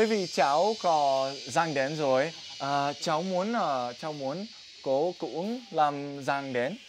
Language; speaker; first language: Vietnamese; non-native, learner; English